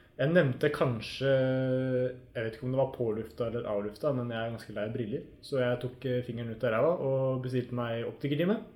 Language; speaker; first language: Norwegian; native; Norwegian